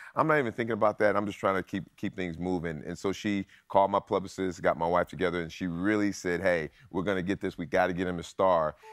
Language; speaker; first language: English; native; English